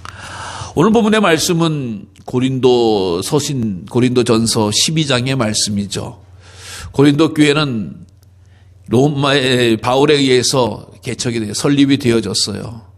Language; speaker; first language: Korean; native; Korean